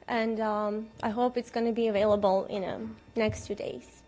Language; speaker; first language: English; non-native, fluent; Ukrainian